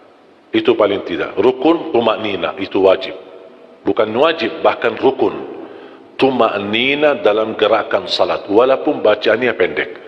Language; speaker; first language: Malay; non-native, fluent; Arabic